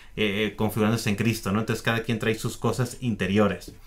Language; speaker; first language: Spanish; native; Spanish